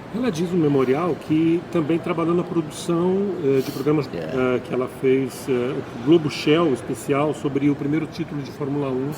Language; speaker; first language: Portuguese; native; Portuguese